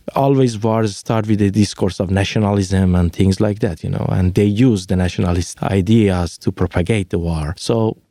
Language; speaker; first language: English; non-native, fluent; Persian